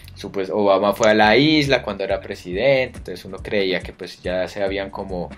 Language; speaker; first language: Spanish; native; Spanish